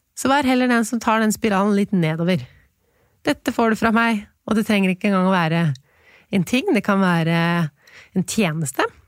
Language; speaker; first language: Norwegian; native; Norwegian